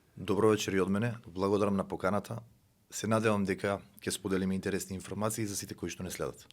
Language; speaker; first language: Macedonian; native; Macedonian